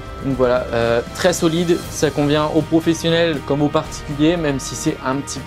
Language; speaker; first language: French; native; French